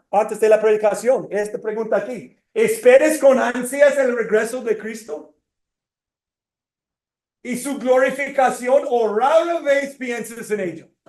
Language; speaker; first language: Spanish; non-native, fluent; English